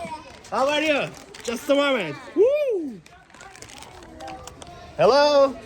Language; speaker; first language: English; non-native, learner; Azerbaijani